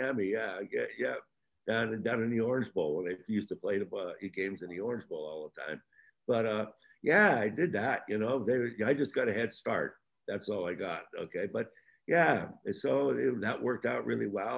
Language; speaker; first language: English; native; English